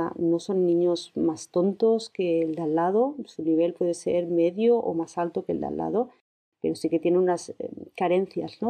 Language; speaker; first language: Spanish; native; Spanish